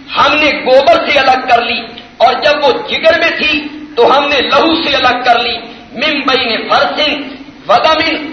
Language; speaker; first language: Urdu; non-native, local second language; Punjabi